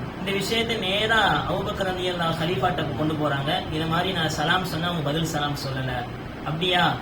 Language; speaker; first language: Tamil; native; Tamil